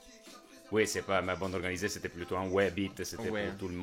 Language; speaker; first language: French; non-native, fluent; Italian